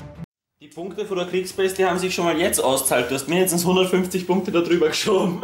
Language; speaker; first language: German; native; German